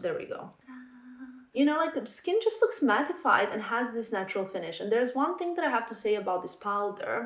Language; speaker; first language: English; non-native, fluent; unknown